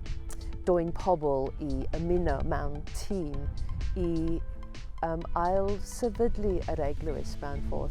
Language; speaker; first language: Welsh; non-native, fluent; English